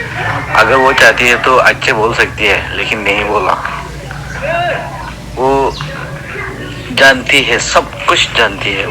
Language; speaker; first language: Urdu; non-native, fluent; Rohingya